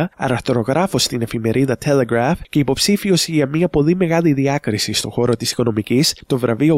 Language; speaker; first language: Greek; native; Greek